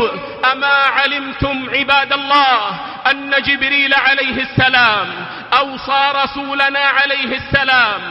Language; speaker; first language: Arabic; native; Arabic